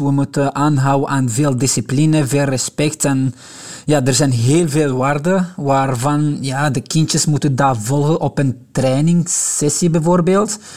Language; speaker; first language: Dutch; non-native, local second language; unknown